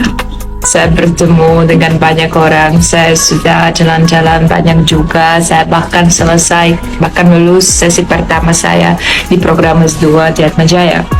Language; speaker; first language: Indonesian; non-native, fluent; Polish